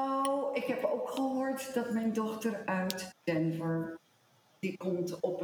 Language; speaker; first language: Dutch; early bilingual, heritage; Dutch